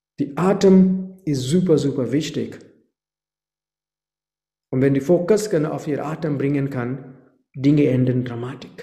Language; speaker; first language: German; non-native, fluent; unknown